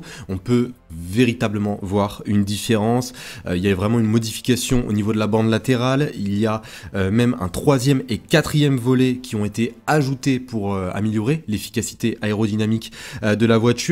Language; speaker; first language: French; native; French